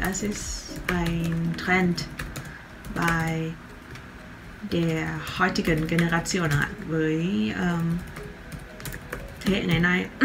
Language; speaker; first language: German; non-native, fluent; Vietnamese